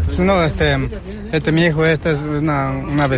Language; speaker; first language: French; non-native, learner; Spanish